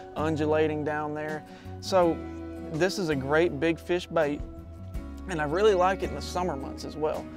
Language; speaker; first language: English; native; English